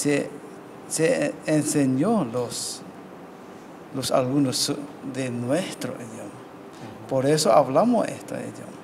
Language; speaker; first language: Spanish; non-native, learner; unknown